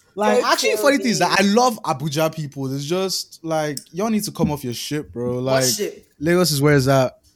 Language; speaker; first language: English; non-native, local second language; Yoruba